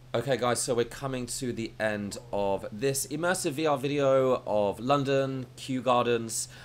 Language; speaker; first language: English; native; English